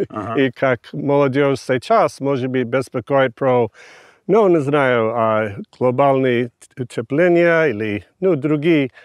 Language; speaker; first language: Russian; non-native, fluent; English